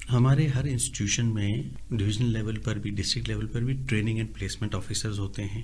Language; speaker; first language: Urdu; non-native, local second language; Kashmiri